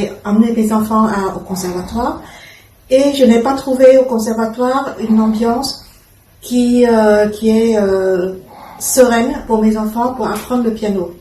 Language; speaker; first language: French; non-native, fluent; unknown